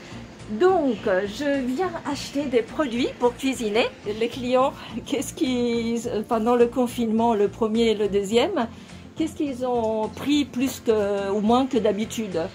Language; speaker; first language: French; non-native, fluent; Italian